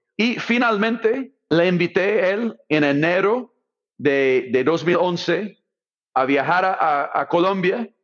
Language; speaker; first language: Spanish; non-native, fluent; English